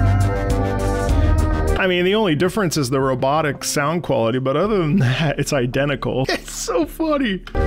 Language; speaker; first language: English; native; English